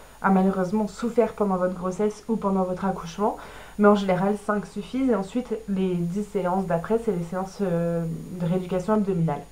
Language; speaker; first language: French; native; French